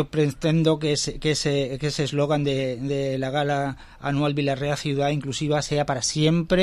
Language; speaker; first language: Spanish; native; Spanish